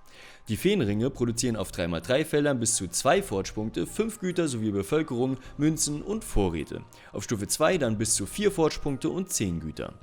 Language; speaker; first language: German; native; German